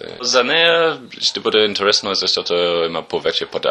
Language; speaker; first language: Bulgarian; non-native, learner; English